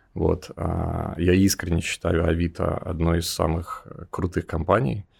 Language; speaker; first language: Russian; native; Russian